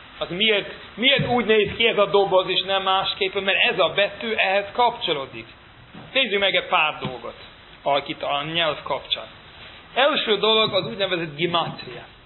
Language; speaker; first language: Hungarian; non-native, fluent; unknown